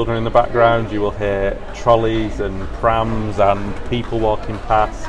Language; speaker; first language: English; native; English